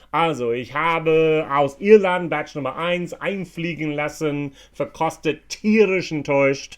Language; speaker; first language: German; non-native, fluent; English